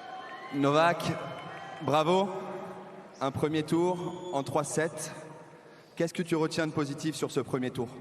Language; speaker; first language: French; native; French